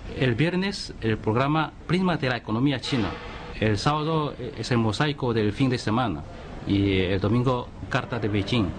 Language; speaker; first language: Spanish; non-native, fluent; Chinese